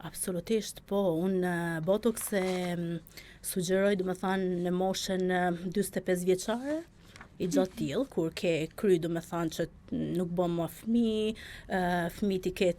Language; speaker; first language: Albanian; early bilingual, heritage; Albanian